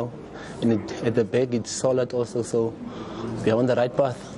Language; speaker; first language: English; non-native, local second language; Zulu